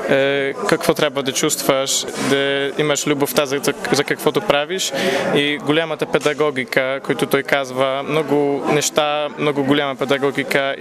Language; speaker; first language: Bulgarian; early bilingual, heritage; Polish